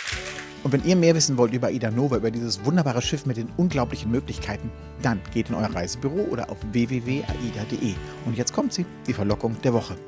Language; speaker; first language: German; native; German